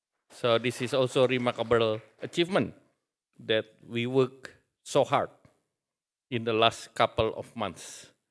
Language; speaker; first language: English; non-native, fluent; Indonesian